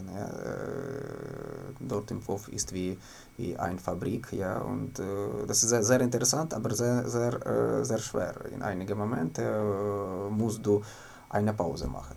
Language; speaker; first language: German; non-native, learner; Ukrainian